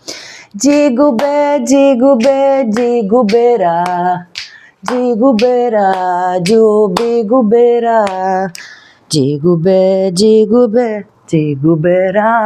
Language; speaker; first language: Greek; native; Greek